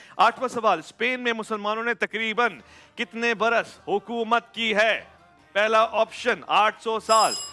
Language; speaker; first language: Urdu; native; Urdu